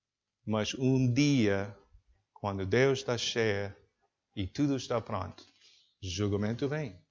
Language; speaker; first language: Portuguese; non-native, learner; English